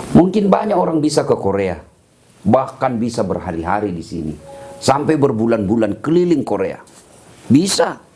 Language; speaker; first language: Malay; non-native, local second language; Buginese